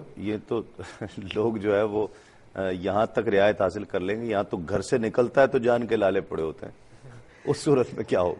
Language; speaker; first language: Urdu; native; Urdu